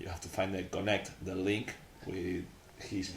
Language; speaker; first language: English; non-native, learner; Spanish